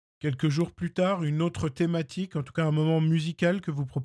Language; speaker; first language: French; native; French